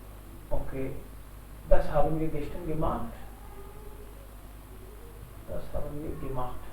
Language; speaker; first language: German; non-native, fluent; Hindi